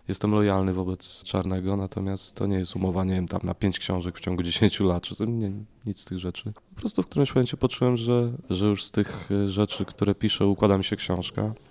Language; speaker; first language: Polish; native; Polish